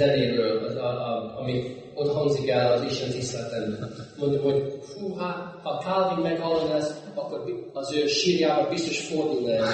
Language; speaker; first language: Hungarian; non-native, fluent; English